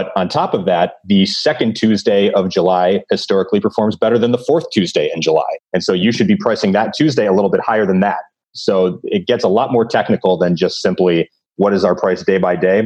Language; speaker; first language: English; native; English